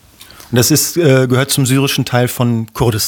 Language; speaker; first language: German; native; German